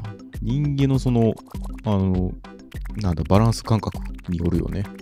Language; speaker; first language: Japanese; native; Japanese